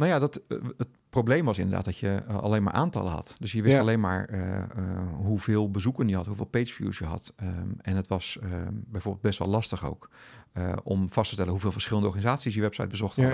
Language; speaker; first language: Dutch; native; Dutch